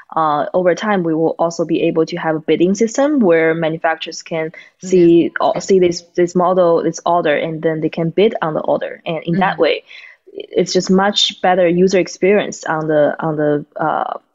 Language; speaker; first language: English; non-native, fluent; Chinese